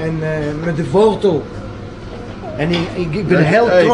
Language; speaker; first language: Dutch; non-native, learner; Hebrew